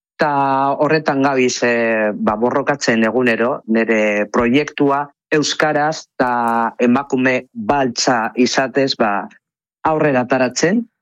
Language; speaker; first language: Basque; non-native, local second language; Spanish